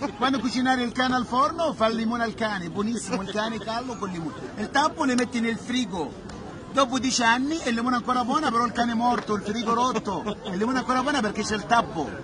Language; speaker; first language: Italian; non-native, learner; Bambara